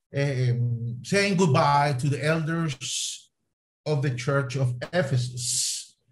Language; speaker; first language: English; non-native, fluent; Spanish